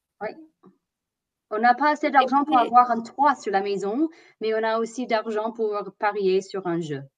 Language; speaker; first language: French; non-native, fluent; English